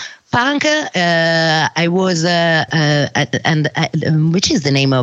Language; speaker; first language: English; non-native, learner; Russian